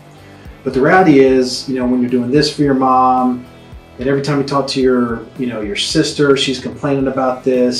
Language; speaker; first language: English; native; English